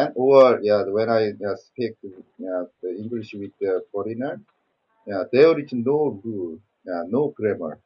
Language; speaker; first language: English; non-native, learner; Korean